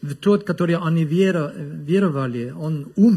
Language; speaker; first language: Russian; non-native, learner; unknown